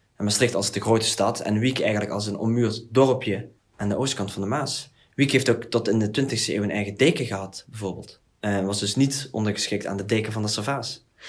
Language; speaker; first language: Dutch; native; Dutch